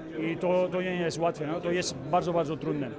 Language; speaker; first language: Polish; non-native, learner; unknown